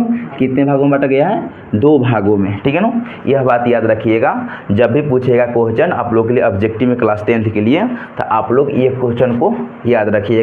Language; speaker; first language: Hindi; native; Hindi